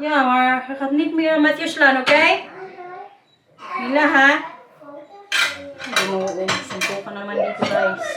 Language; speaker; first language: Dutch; non-native, learner; Waray